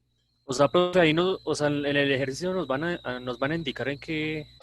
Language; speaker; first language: Spanish; native; Spanish